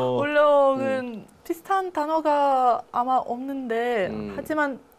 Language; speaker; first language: Korean; non-native, learner; Russian